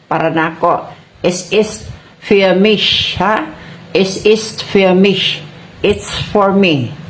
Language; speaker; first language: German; non-native, fluent; Cebuano